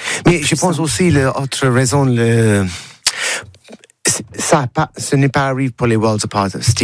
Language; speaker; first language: French; non-native, learner; English